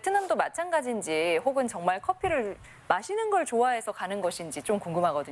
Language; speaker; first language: Korean; native; Korean